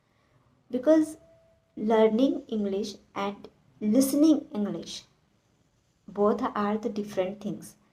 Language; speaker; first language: English; non-native, learner; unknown